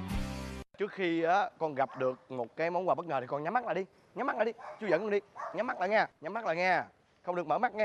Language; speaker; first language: Vietnamese; native; Vietnamese